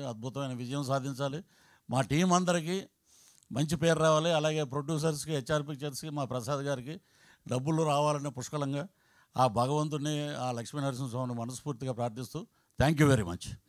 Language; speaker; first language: Telugu; native; Telugu